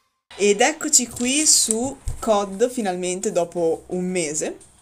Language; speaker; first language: Italian; native; Italian